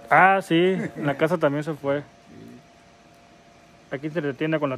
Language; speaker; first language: Spanish; native; Spanish